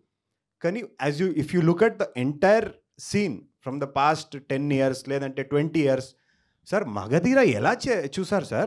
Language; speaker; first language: Telugu; non-native, learner; Kannada